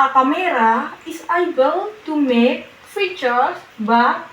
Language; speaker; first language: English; non-native, learner; Indonesian